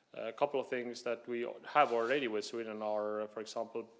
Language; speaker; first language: English; non-native, fluent; Estonian